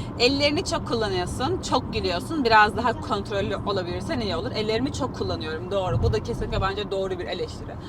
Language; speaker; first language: Turkish; native; Turkish